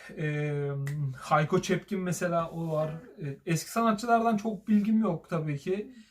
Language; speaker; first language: Turkish; native; Turkish